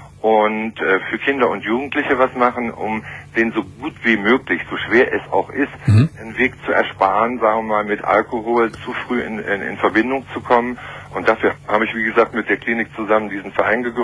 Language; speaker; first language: German; native; German